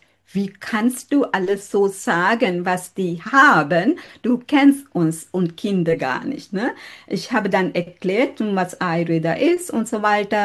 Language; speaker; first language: German; non-native, fluent; Sinhala